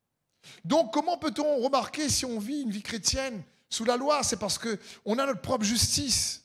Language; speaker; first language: French; native; French